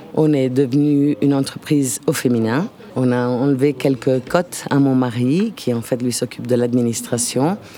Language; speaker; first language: French; non-native, fluent; Italian